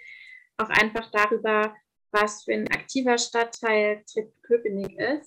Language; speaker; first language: German; native; German